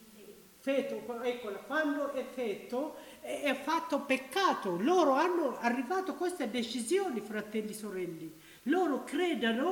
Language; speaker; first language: Italian; non-native, learner; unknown